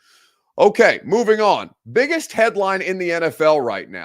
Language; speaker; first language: English; native; English